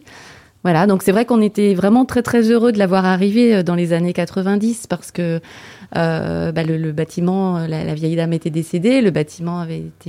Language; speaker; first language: French; native; French